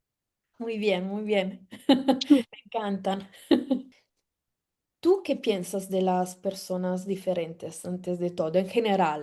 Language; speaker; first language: Spanish; non-native, fluent; Italian